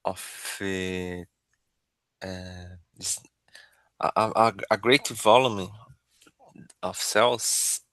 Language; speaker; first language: English; non-native, learner; Portuguese